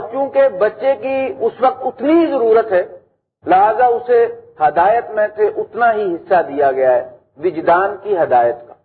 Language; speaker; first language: Urdu; non-native, local second language; Punjabi